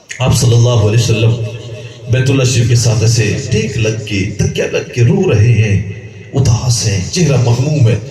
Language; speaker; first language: Urdu; non-native, local second language; Punjabi